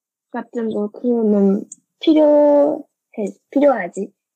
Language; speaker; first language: Korean; non-native, learner; Japanese